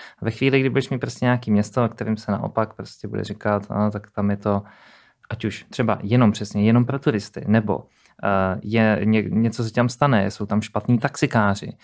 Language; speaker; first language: Czech; native; Czech